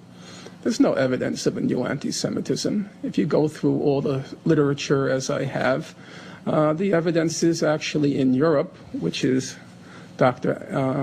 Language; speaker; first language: English; native; English